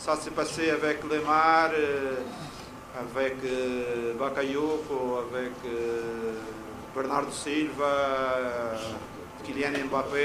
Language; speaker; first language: French; non-native, fluent; Portuguese